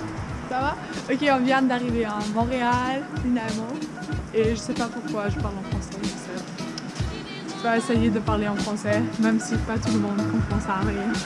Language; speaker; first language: French; non-native, learner; German